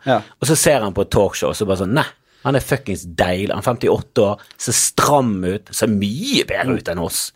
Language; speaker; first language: Norwegian; native; Norwegian